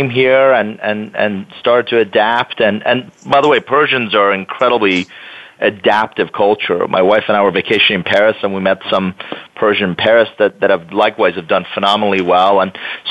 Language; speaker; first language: English; non-native, fluent; Persian